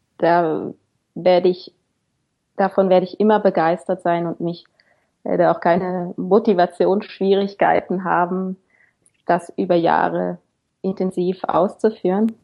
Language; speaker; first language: German; native; German